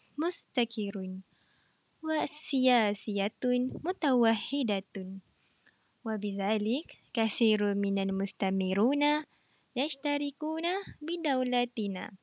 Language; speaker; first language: Arabic; non-native, learner; Malay